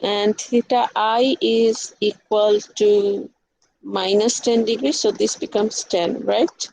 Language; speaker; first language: English; non-native, local second language; Bangla